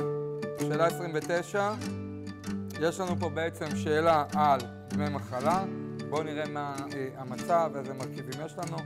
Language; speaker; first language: Hebrew; native; Hebrew